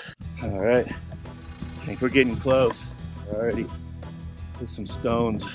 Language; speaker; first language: English; native; English